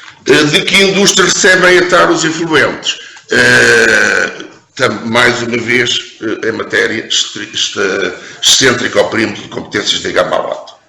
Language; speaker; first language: Portuguese; native; Portuguese